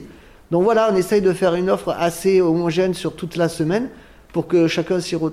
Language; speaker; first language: French; native; French